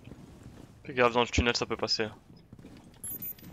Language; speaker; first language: French; native; French